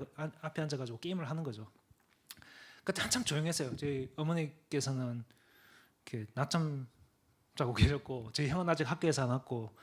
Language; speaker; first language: Korean; early bilingual, other home language; English